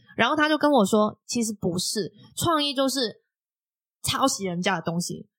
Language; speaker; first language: Chinese; non-native, local second language; Cantonese